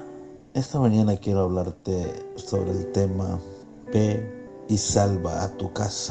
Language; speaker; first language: Spanish; native; Spanish